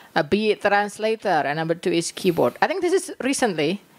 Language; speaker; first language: English; non-native, learner; Indonesian